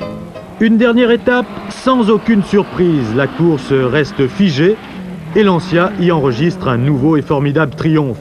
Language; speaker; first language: French; native; French